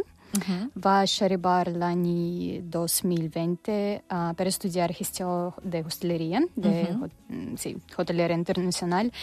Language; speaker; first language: Catalan; non-native, learner; Russian